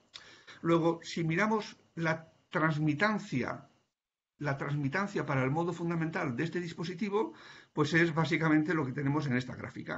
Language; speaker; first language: Spanish; native; Spanish